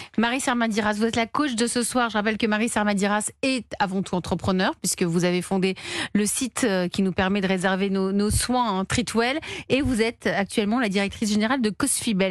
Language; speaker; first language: French; native; French